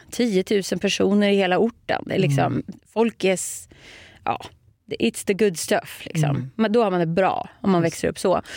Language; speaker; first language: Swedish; native; Swedish